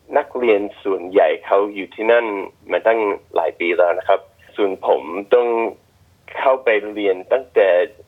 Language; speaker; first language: Thai; non-native, fluent; English